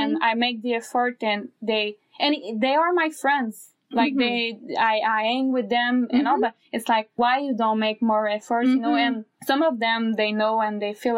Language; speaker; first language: English; non-native, fluent; French